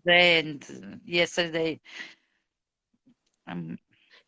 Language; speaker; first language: English; non-native, fluent; Bulgarian